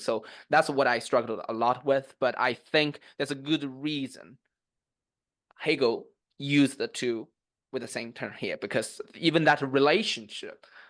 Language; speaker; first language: English; non-native, fluent; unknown